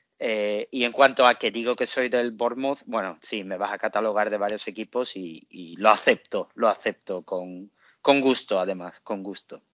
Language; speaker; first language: Spanish; early bilingual, other home language; Portuguese